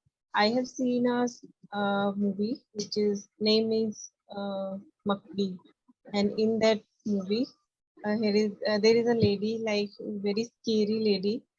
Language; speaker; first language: English; non-native, learner; Hindi